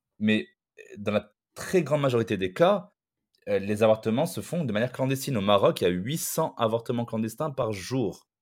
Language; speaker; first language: French; non-native, local second language; Arabic